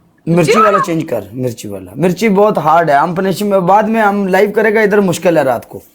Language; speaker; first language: Hindi; non-native, local second language; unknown